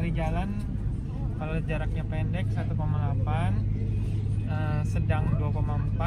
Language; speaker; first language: Indonesian; native; Indonesian